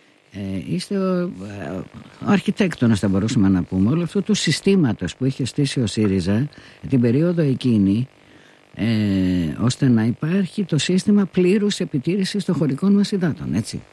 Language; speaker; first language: Greek; native; Greek